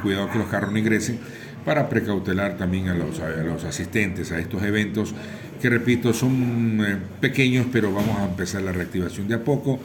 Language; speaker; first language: Spanish; native; Spanish